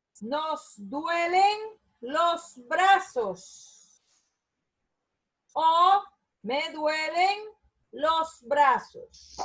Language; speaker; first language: Spanish; non-native, learner; Portuguese